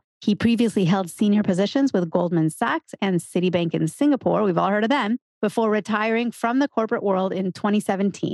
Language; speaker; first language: English; native; English